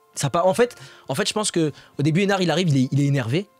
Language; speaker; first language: French; native; French